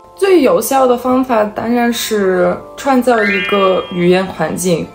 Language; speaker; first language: Chinese; non-native, fluent; Serbian